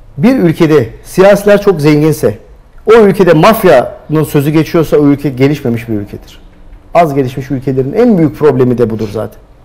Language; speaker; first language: Turkish; native; Turkish